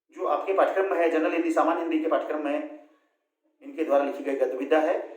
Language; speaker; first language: Hindi; native; Hindi